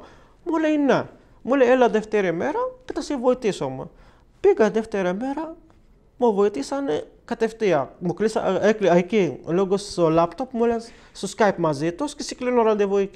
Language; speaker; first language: Greek; non-native, learner; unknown